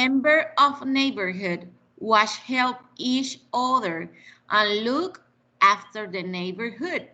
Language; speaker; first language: English; non-native, learner; Spanish